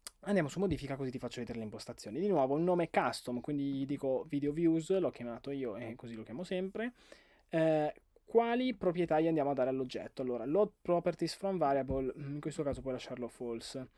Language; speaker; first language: Italian; native; Italian